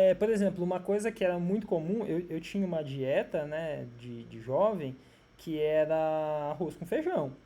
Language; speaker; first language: Portuguese; native; Portuguese